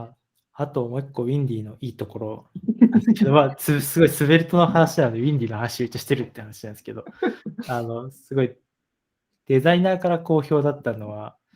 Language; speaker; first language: Japanese; native; Japanese